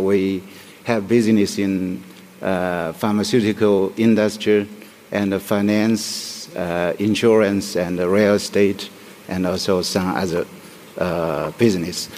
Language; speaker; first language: English; non-native, fluent; Chinese